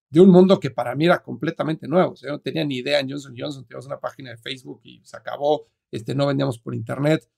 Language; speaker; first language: Spanish; native; Spanish